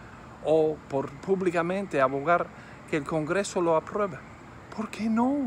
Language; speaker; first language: Spanish; non-native, fluent; English